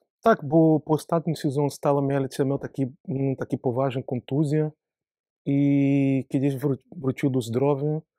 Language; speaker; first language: Polish; non-native, learner; Portuguese